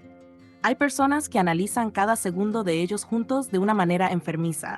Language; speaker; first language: Spanish; native; Spanish